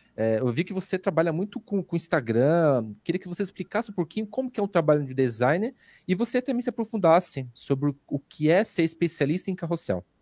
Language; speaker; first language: Portuguese; native; Portuguese